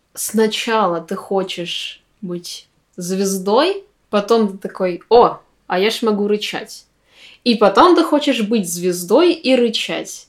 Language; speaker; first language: Russian; native; Russian